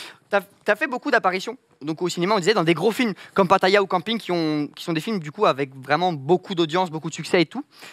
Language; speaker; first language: French; native; French